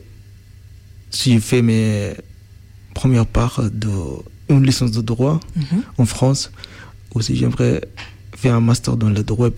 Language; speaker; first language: French; non-native, learner; Arabic